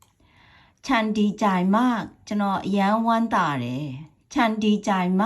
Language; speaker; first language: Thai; non-native, fluent; Burmese